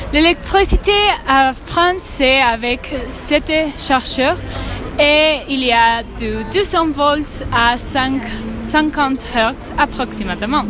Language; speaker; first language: French; non-native, learner; Spanish